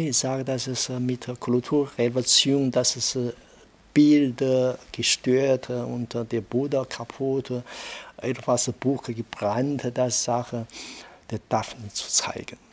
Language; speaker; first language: German; non-native, learner; Chinese